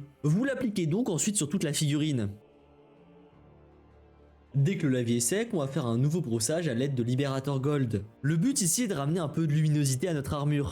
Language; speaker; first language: French; native; French